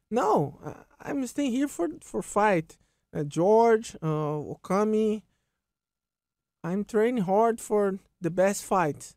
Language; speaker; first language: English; non-native, learner; Portuguese